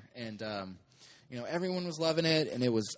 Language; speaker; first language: English; native; English